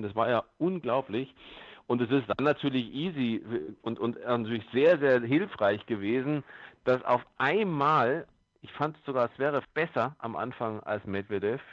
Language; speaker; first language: German; native; German